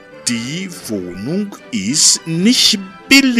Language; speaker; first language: German; non-native, fluent; Rundi